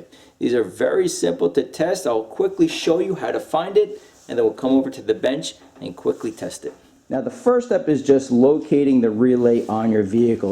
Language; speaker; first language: English; native; English